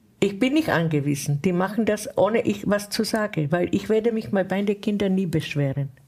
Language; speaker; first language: German; non-native, fluent; Czech